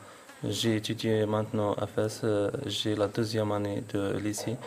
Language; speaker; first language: French; non-native, learner; Arabic